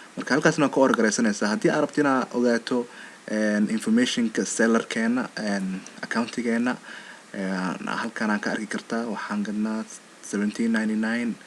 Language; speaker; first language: Somali; early bilingual, heritage; Somali